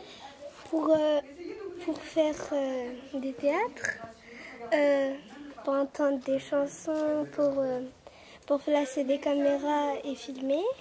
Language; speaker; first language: French; early bilingual, other home language; Romanian